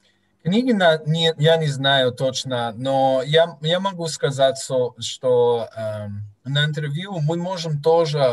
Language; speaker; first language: Russian; non-native, fluent; English